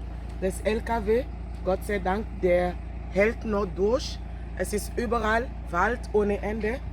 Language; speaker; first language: German; non-native, fluent; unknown